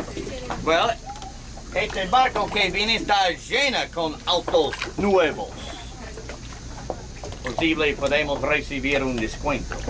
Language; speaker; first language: Spanish; non-native, learner; English